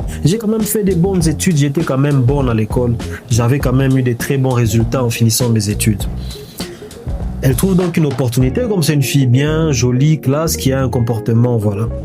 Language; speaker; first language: French; native; French